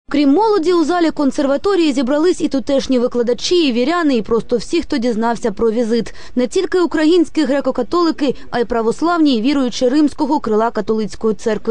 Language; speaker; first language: Ukrainian; native; Ukrainian